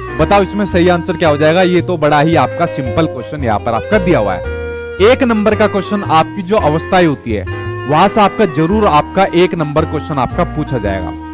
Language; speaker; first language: Hindi; native; Hindi